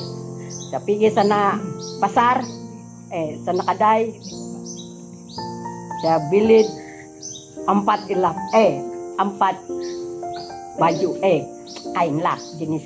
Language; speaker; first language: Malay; non-native, local second language; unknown